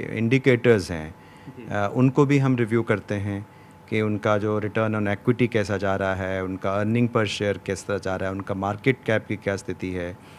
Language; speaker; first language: Hindi; native; Hindi